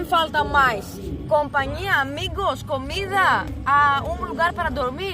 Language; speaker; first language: Portuguese; non-native, learner; Greek